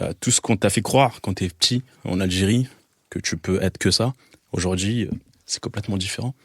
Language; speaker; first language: French; non-native, local second language; Arabic